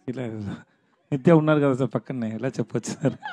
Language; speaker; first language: Telugu; non-native, learner; Tamil